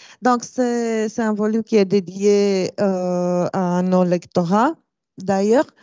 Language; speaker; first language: French; non-native, fluent; Romanian